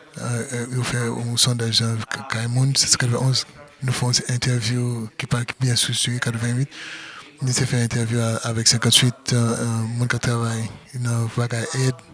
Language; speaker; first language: Haitian Creole; non-native, fluent; English